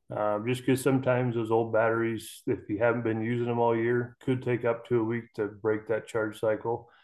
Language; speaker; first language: English; native; English